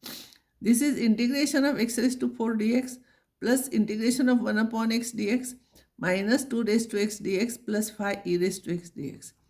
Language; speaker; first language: English; non-native, local second language; Marathi